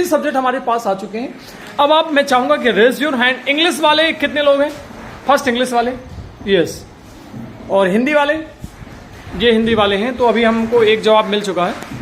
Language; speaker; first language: Hindi; native; Hindi